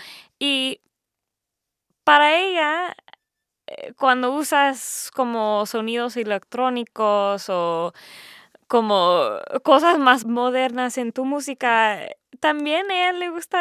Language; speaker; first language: Spanish; early bilingual, heritage; English